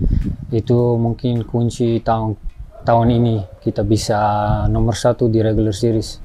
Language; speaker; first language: Indonesian; non-native, fluent; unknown